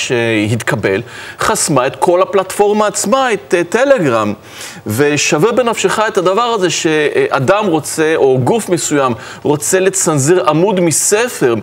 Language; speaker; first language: Hebrew; native; Hebrew